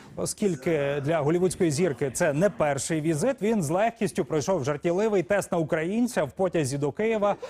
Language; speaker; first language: Ukrainian; native; Ukrainian